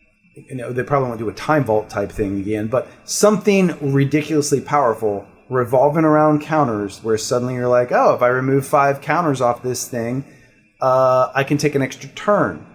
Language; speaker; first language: English; native; English